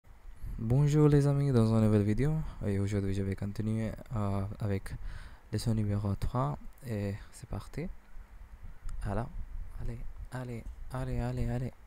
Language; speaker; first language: French; non-native, learner; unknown